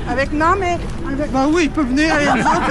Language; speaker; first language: French; native; French